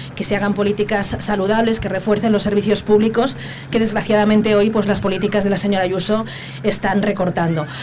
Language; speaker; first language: Spanish; native; Spanish